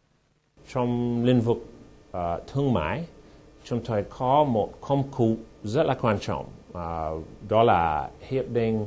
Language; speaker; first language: Vietnamese; non-native, fluent; English